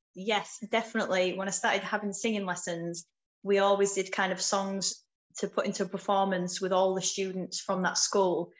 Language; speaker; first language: English; native; English